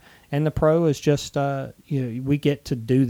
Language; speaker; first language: English; native; English